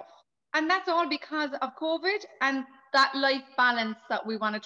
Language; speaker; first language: English; native; English